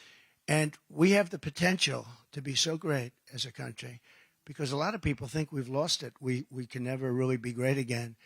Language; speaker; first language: English; native; English